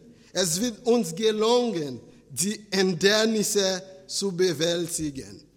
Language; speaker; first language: German; non-native, fluent; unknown